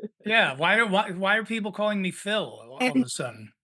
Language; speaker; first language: English; native; English